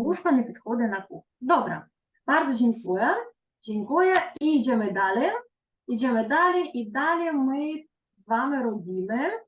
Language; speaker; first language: Polish; non-native, fluent; Ukrainian